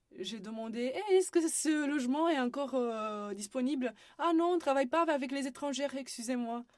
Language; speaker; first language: French; non-native, fluent; Romanian